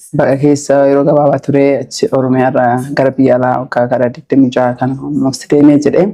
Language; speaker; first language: Oromo; early bilingual, heritage; Oromo